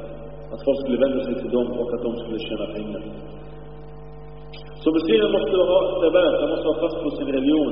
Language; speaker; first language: Swedish; early bilingual, other home language; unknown